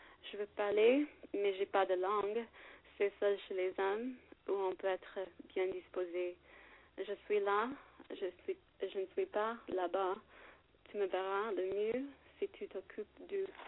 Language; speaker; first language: French; non-native, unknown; English